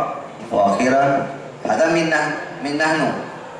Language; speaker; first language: Arabic; non-native, fluent; Indonesian